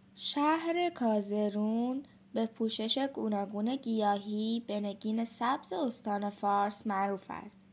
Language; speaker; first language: Persian; native; Persian